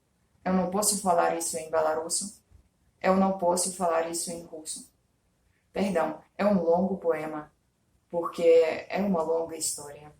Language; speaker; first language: Portuguese; non-native, fluent; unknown